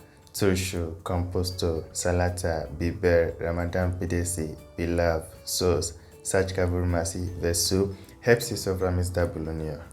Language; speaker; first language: Turkish; non-native, fluent; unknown